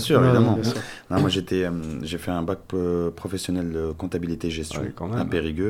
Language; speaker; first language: French; early bilingual, other home language; Arabic